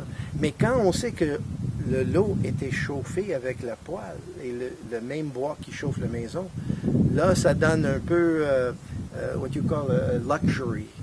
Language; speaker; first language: French; non-native, fluent; English